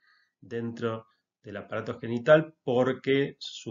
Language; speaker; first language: Spanish; native; Spanish